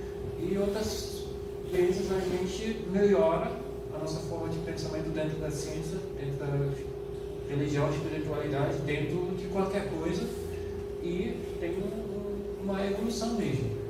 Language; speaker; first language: Portuguese; non-native, fluent; German